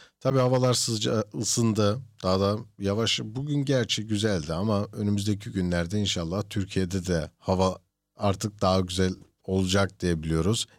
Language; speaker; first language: Turkish; early bilingual, heritage; Turkish